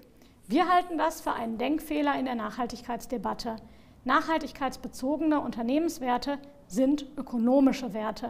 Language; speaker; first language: German; native; German